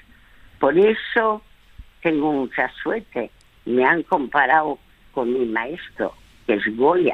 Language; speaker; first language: Spanish; early bilingual, other home language; French